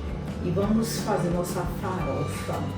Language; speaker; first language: Portuguese; native; Portuguese